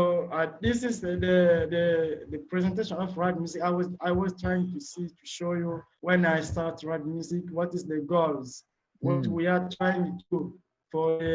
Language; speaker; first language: English; non-native, learner; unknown